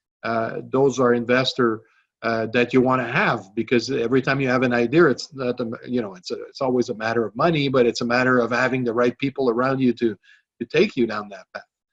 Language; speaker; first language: English; non-native, local second language; French